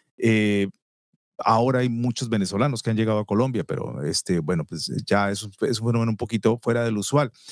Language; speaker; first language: Spanish; native; Spanish